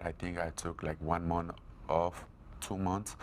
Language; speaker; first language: English; non-native, fluent; French